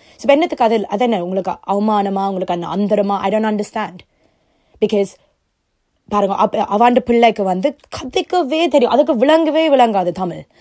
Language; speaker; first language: Tamil; early bilingual, heritage; Tamil